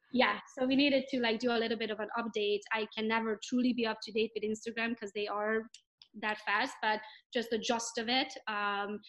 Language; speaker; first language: English; non-native, fluent; Romanian